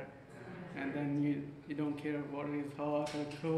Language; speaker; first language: English; non-native, local second language; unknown